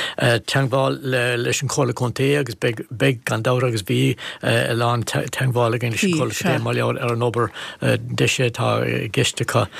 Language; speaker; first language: Irish; native; Irish